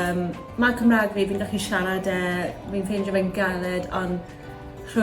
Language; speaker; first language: Welsh; non-native, local second language; English